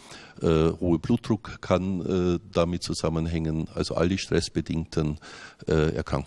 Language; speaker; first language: German; native; German